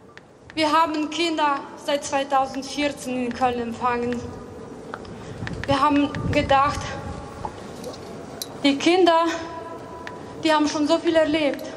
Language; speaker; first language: German; non-native, fluent; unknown